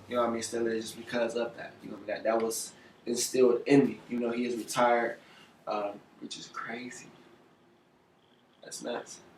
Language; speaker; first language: English; native; English